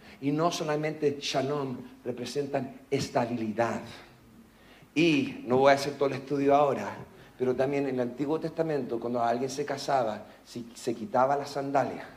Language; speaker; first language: Spanish; non-native, local second language; English